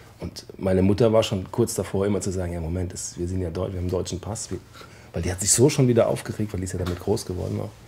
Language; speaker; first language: German; early bilingual, other home language; English